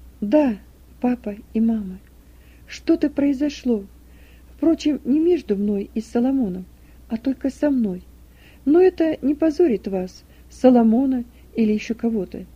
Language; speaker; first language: Russian; native; Russian